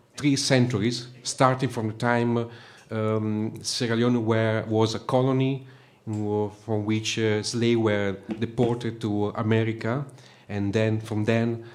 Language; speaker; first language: English; non-native, fluent; Italian